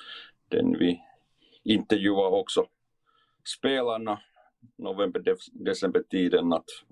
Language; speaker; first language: Swedish; non-native, fluent; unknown